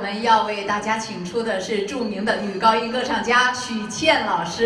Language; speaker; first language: Chinese; native; Chinese